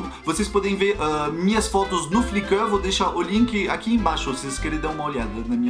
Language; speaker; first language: Portuguese; non-native, fluent; French